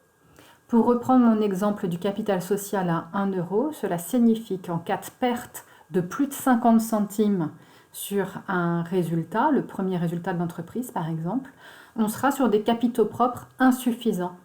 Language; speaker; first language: French; native; French